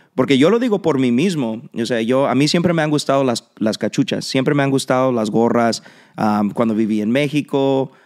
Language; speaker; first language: Spanish; early bilingual, heritage; Spanish